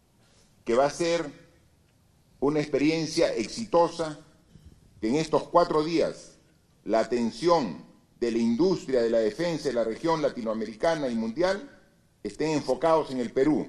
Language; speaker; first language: Spanish; native; Spanish